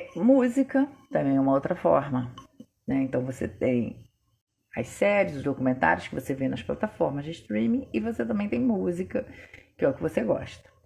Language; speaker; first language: Portuguese; native; Portuguese